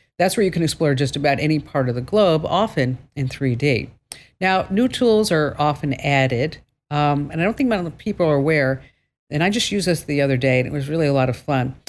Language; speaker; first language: English; native; English